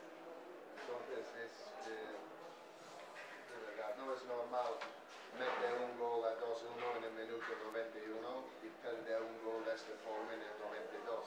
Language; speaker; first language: Spanish; non-native, fluent; English